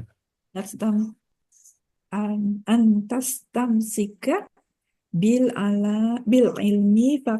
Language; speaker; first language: Arabic; non-native, learner; Indonesian